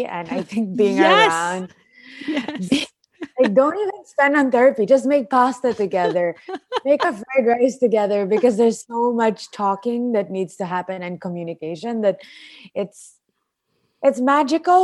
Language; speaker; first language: English; non-native, local second language; Filipino